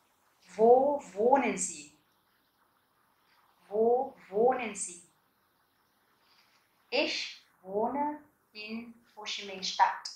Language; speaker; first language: German; non-native, fluent; Vietnamese